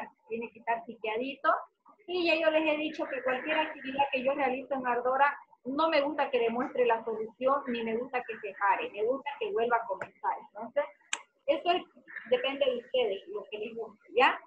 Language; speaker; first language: Spanish; native; Spanish